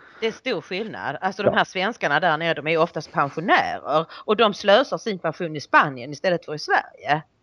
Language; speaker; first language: Swedish; native; Swedish